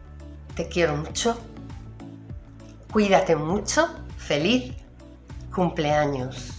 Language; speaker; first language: Spanish; native; Spanish